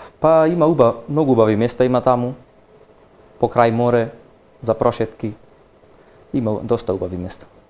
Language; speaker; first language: Macedonian; native; Macedonian